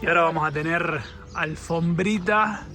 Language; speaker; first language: Spanish; native; Spanish